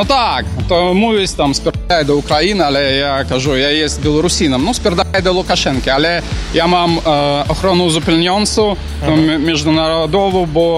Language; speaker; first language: Polish; non-native, learner; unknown